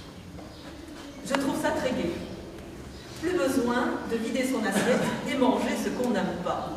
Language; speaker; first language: French; native; French